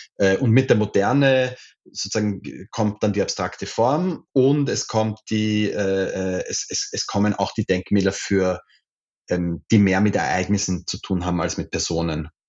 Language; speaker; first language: German; native; German